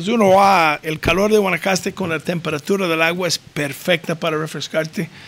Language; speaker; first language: Spanish; non-native, fluent; English